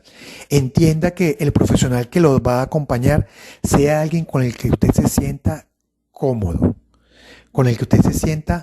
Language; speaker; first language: Spanish; native; Spanish